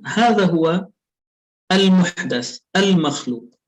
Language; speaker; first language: Arabic; native; Arabic